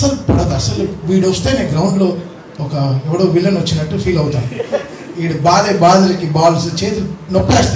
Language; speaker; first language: Telugu; native; Telugu